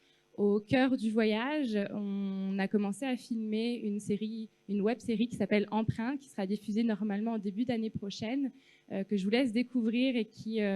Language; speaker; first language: French; native; French